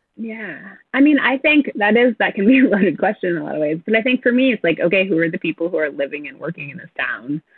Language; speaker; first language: English; native; English